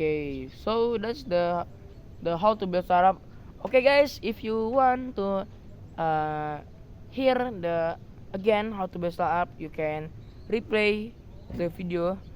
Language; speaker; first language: English; non-native, learner; Indonesian